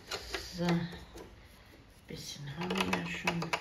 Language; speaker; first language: German; non-native, fluent; Croatian